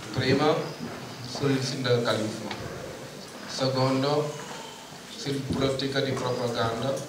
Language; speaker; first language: Italian; non-native, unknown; Wolof